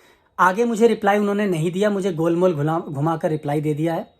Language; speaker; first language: Hindi; native; Hindi